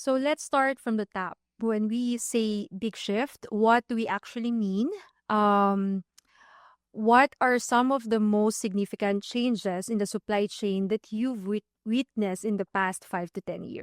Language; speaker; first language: English; non-native, local second language; Filipino